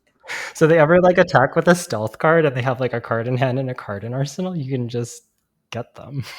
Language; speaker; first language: English; native; English